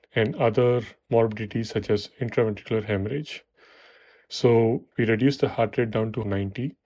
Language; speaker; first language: English; non-native, local second language; Tamil